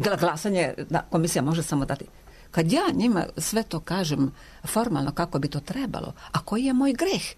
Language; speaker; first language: Serbian; non-native, local second language; Hungarian